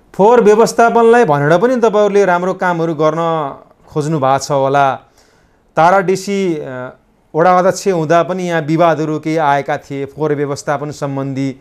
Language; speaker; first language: Nepali; native; Nepali